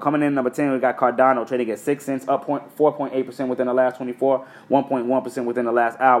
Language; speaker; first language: English; native; English